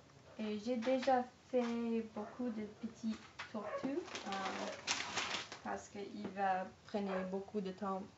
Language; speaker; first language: French; non-native, learner; English